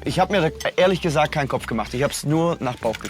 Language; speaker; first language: German; native; German